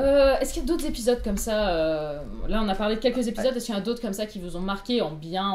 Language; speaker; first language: French; native; French